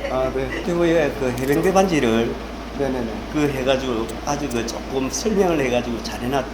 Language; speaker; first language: Korean; native; Korean